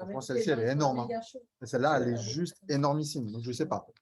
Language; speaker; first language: French; native; French